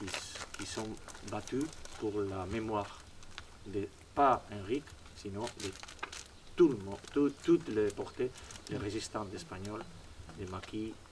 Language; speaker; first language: French; non-native, fluent; Spanish